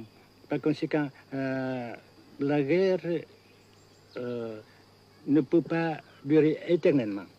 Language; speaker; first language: French; non-native, fluent; Vietnamese